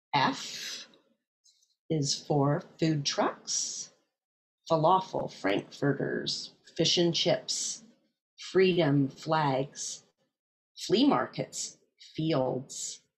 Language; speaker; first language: English; native; English